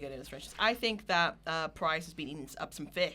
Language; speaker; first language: English; native; English